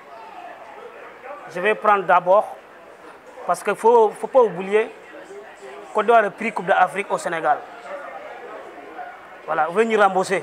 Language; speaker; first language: French; non-native, local second language; Wolof